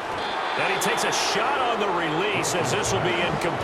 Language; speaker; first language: English; native; English